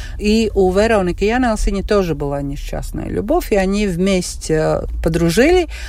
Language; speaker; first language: Russian; non-native, local second language; Latvian